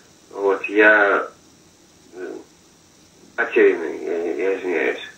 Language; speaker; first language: Russian; non-native, fluent; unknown